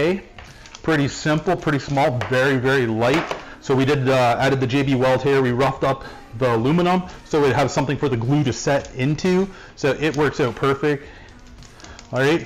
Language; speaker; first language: English; native; English